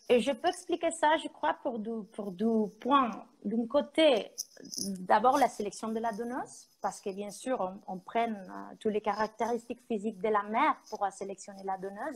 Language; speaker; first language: French; non-native, fluent; Spanish